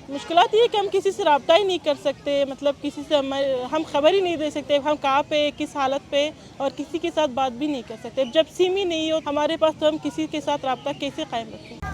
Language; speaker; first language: Urdu; non-native, fluent; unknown